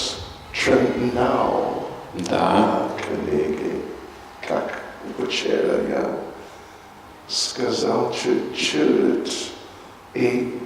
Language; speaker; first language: Russian; non-native, learner; English